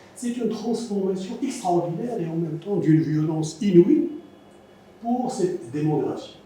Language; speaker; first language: French; non-native, local second language; Arabic